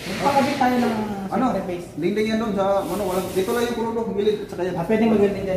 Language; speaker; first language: Filipino; non-native, local second language; Cebuano